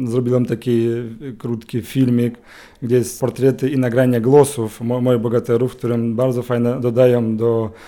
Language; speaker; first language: Polish; non-native, learner; Ukrainian